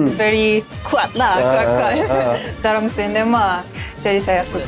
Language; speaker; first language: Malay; non-native, learner; Japanese